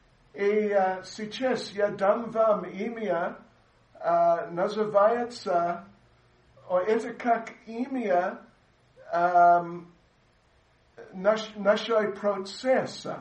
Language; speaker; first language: Russian; non-native, learner; English